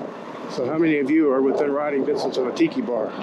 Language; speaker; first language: English; native; English